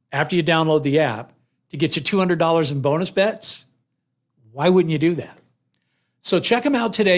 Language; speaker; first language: English; native; English